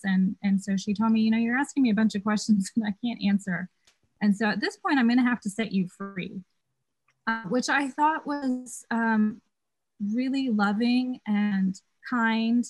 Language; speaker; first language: English; native; English